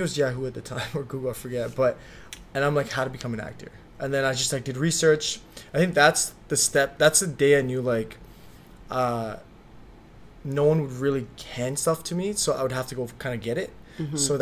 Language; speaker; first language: English; early bilingual, other home language; Vietnamese